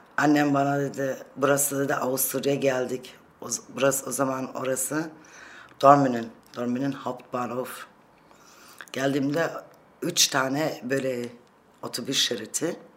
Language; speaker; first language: Turkish; early bilingual, other home language; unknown